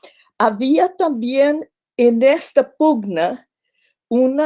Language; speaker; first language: Spanish; non-native, fluent; Portuguese